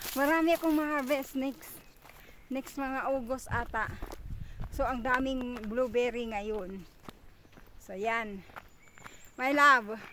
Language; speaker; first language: Filipino; non-native, local second language; Cebuano